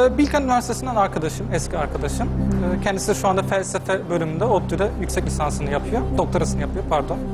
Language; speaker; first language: Turkish; early bilingual, heritage; Turkish